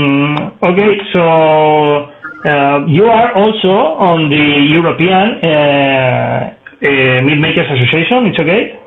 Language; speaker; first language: English; non-native, learner; Spanish